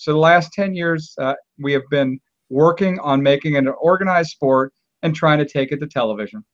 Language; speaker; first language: English; native; English